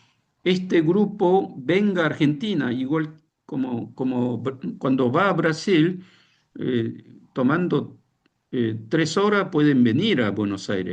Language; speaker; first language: Spanish; non-native, fluent; Korean